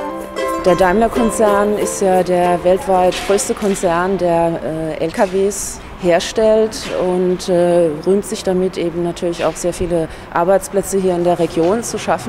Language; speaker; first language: German; native; German